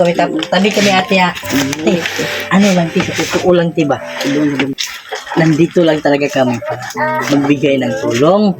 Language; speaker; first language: Filipino; non-native, local second language; Cebuano